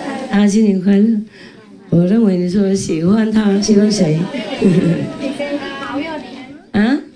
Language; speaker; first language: Chinese; non-native, fluent; Vietnamese